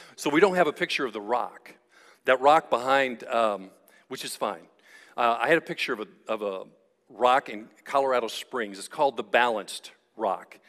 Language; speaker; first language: English; native; English